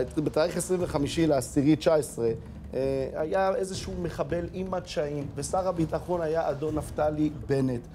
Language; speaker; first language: Hebrew; native; Hebrew